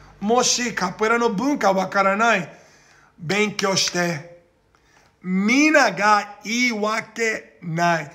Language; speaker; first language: Japanese; non-native, learner; Portuguese